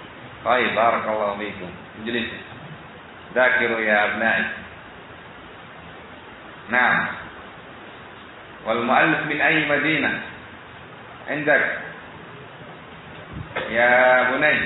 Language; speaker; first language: Arabic; non-native, fluent; Indonesian